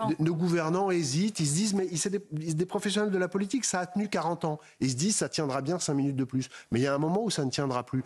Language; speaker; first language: French; native; French